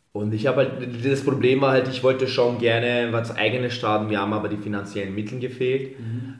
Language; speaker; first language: German; early bilingual, other home language; Serbian